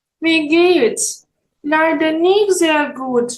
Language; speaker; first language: German; non-native, fluent; Ukrainian